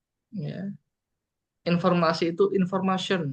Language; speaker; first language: Indonesian; native; Indonesian